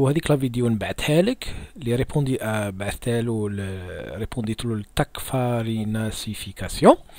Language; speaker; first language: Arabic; native; Arabic